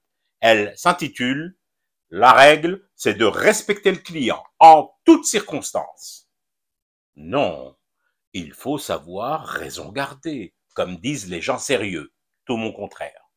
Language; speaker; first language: French; non-native, local second language; Arabic